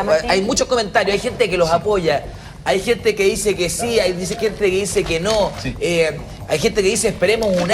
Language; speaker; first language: Spanish; native; Spanish